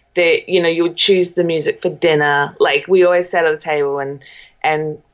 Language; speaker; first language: English; native; English